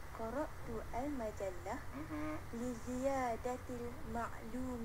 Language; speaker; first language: Arabic; non-native, learner; Malay